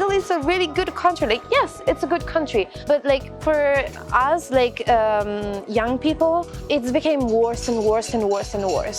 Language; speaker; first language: English; non-native, fluent; Italian